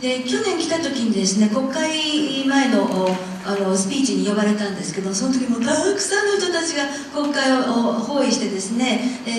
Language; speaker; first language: Japanese; non-native, fluent; English